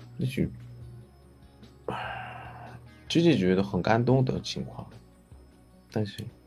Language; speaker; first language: Chinese; non-native, learner; Korean